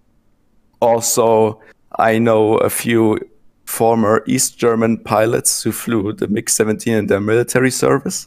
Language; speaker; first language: English; non-native, fluent; German